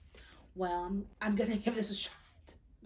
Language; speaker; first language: English; native; English